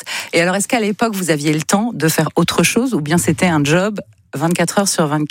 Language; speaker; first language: French; native; French